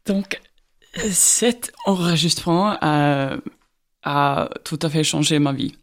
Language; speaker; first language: French; non-native, fluent; Estonian